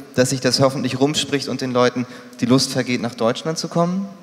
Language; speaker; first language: German; native; German